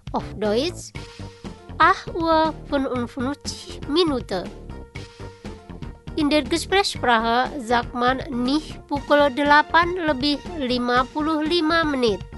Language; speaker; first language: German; non-native, learner; Indonesian